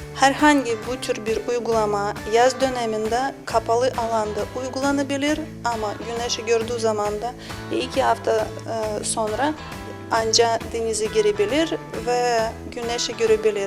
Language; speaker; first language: Turkish; non-native, learner; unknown